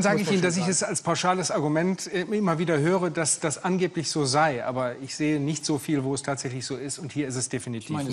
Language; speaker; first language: German; native; German